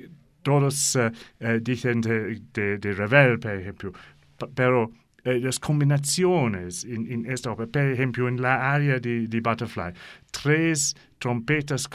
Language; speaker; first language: Spanish; non-native, learner; English